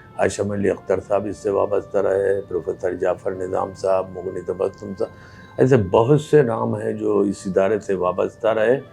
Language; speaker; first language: Urdu; native; Urdu